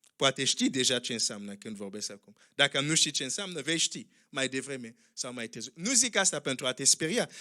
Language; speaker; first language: Romanian; non-native, fluent; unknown